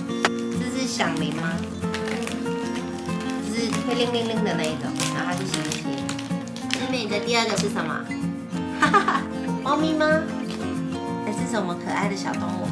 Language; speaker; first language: Chinese; native; Chinese